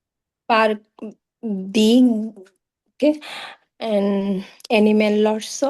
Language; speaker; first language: English; non-native, learner; Bangla